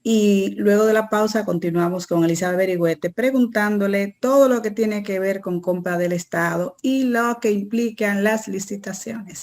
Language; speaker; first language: Spanish; native; Spanish